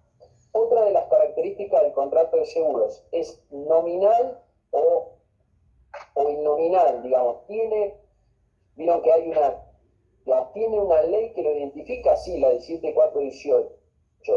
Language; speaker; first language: Spanish; native; Spanish